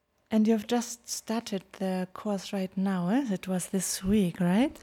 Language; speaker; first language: English; non-native, fluent; German